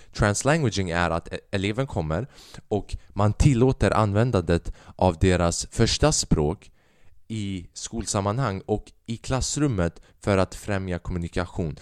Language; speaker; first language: Swedish; native; Swedish